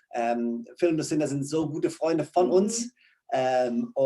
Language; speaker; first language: German; native; German